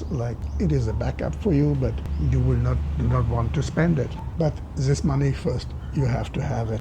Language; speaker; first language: English; non-native, fluent; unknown